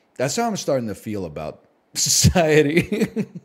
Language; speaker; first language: English; native; English